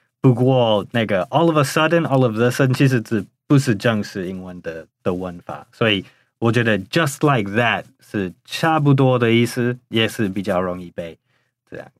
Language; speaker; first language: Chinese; non-native, fluent; English